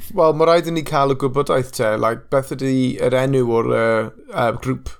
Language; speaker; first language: Welsh; non-native, local second language; English